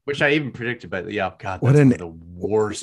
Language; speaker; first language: English; native; English